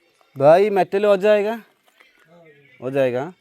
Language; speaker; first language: Hindi; non-native, local second language; Malayalam